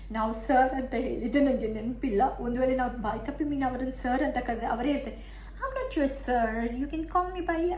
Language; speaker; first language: Kannada; non-native, local second language; Tulu